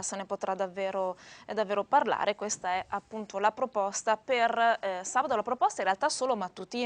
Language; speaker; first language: Italian; native; Italian